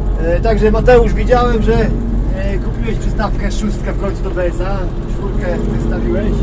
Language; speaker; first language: Polish; native; Polish